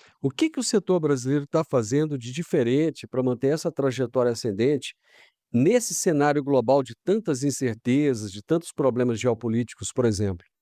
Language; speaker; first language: Portuguese; native; Portuguese